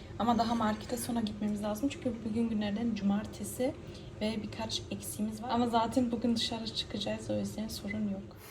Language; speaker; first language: Turkish; early bilingual, heritage; Turkish